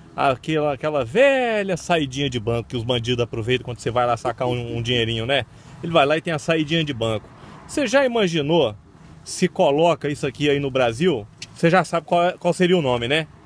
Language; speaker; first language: Portuguese; native; Portuguese